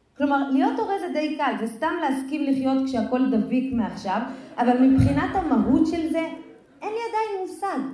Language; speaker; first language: Hebrew; native; Hebrew